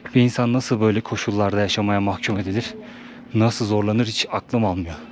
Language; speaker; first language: Turkish; native; Turkish